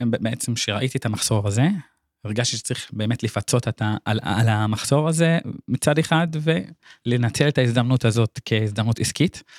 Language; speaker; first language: Hebrew; non-native, local second language; Arabic